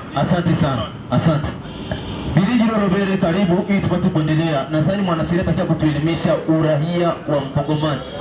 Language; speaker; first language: Swahili; native; Swahili